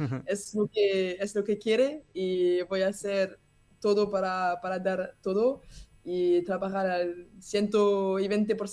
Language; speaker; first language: Spanish; non-native, learner; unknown